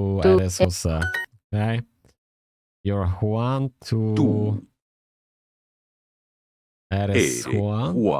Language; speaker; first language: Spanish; non-native, learner; Polish